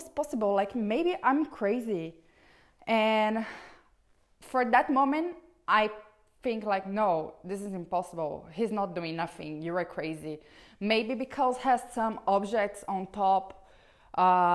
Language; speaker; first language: English; non-native, learner; Portuguese